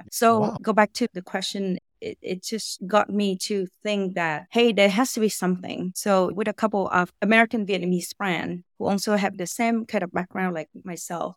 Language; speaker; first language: English; non-native, fluent; Vietnamese